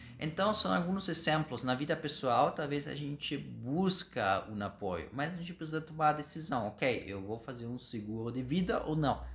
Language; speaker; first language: Portuguese; non-native, fluent; German